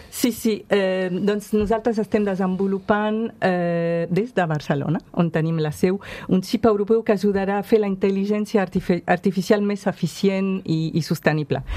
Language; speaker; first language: Catalan; non-native, fluent; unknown